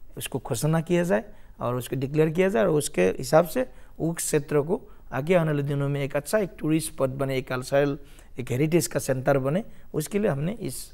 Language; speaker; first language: Hindi; non-native, local second language; Assamese